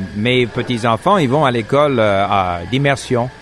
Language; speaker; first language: French; non-native, fluent; English